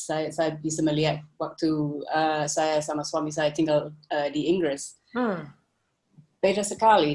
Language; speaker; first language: Indonesian; non-native, fluent; English